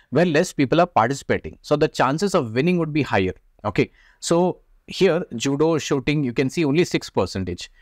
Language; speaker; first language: English; non-native, local second language; Hindi